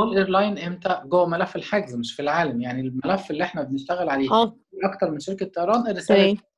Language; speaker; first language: Arabic; native; Arabic